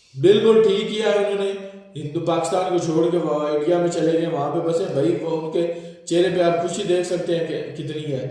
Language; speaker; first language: Urdu; non-native, local second language; Punjabi